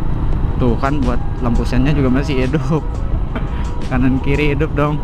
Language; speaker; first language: Indonesian; non-native, local second language; Sundanese